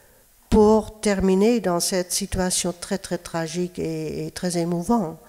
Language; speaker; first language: French; non-native, fluent; Dutch